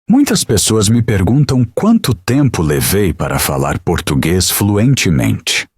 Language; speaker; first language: Portuguese; non-native, fluent; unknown